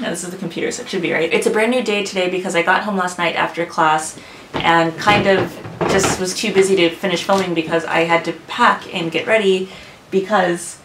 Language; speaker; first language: English; native; English